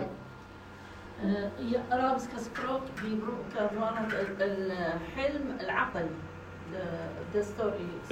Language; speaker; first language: Swedish; non-native, learner; Arabic